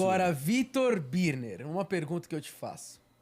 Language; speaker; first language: Portuguese; native; Portuguese